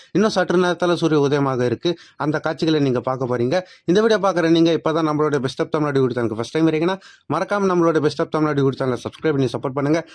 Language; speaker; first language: Tamil; native; Tamil